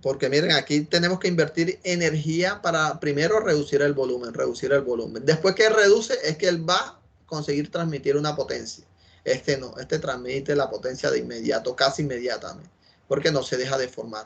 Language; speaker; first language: Spanish; native; Spanish